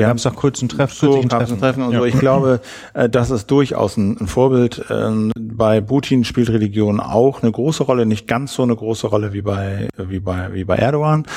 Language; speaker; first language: German; native; German